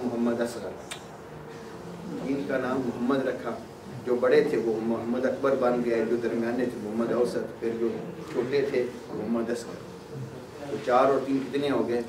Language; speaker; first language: Urdu; native; Urdu